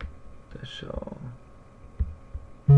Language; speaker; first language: Japanese; non-native, learner; English